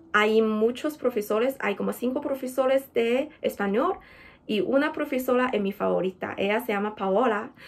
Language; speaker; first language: Spanish; non-native, fluent; Chinese